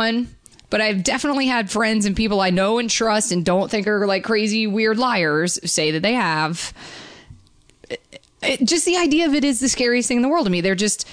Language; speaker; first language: English; native; English